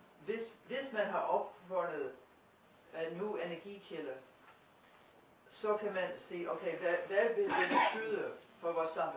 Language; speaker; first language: Danish; non-native, fluent; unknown